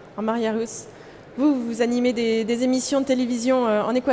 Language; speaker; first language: French; native; French